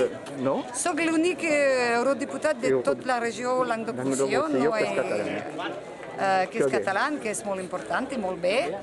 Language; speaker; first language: Catalan; non-native, learner; French